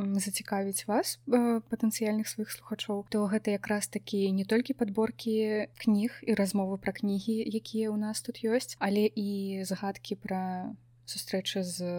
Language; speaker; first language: Belarusian; native; Belarusian